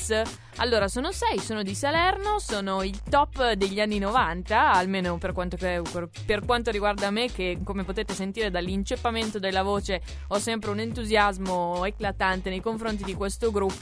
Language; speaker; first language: Italian; native; Italian